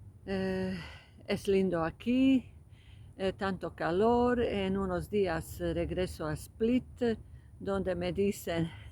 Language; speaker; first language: Spanish; non-native, fluent; Croatian